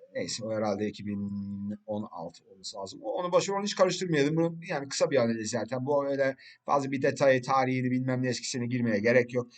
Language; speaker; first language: Turkish; early bilingual, heritage; Turkish